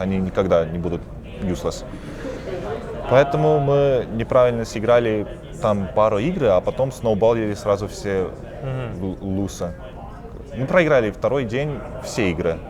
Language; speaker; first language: Russian; early bilingual, heritage; Russian